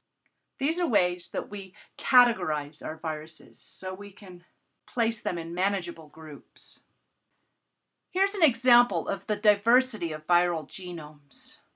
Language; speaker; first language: English; native; English